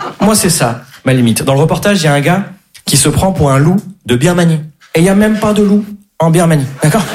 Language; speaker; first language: French; native; French